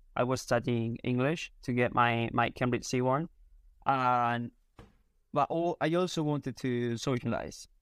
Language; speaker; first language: English; non-native, fluent; Spanish